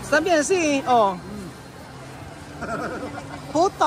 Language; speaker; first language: Spanish; non-native, learner; Filipino